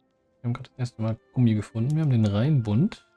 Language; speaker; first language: German; native; German